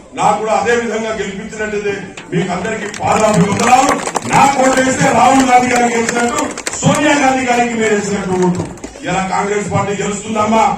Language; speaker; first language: Telugu; non-native, local second language; Lambadi